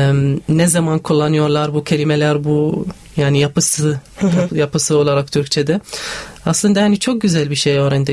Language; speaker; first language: Turkish; non-native, local second language; Arabic